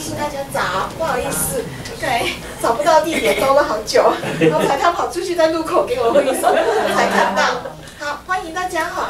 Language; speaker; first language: Chinese; native; Chinese